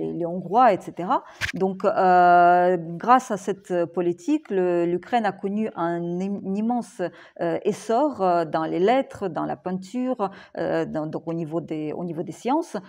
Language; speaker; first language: French; non-native, fluent; Ukrainian